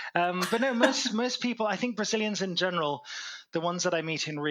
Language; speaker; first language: English; native; English